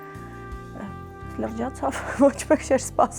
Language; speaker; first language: Armenian; native; Armenian